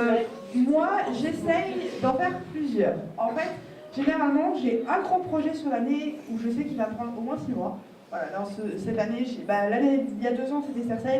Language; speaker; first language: French; native; French